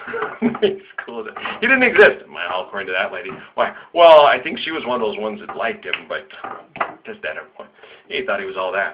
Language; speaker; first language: English; native; English